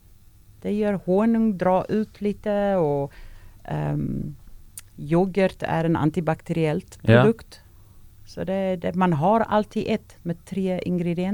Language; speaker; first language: Swedish; non-native, fluent; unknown